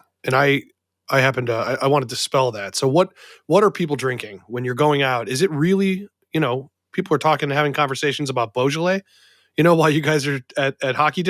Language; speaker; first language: English; native; English